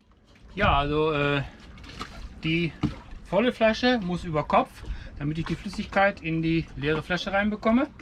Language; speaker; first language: German; native; German